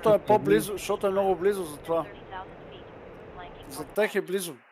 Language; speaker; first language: Bulgarian; native; Bulgarian